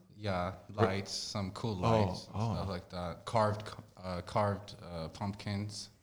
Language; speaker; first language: English; non-native, fluent; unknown